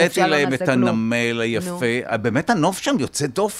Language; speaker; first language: Hebrew; native; Hebrew